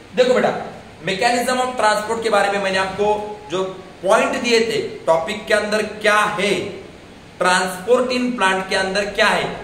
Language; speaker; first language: Hindi; non-native, local second language; Marathi